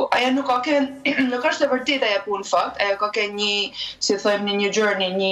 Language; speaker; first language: Albanian; native; Albanian